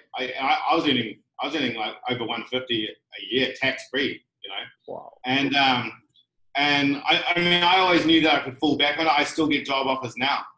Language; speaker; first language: English; native; English